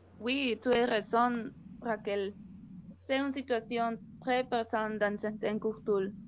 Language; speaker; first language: French; non-native, learner; Spanish